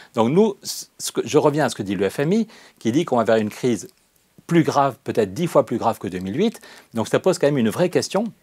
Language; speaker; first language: French; native; French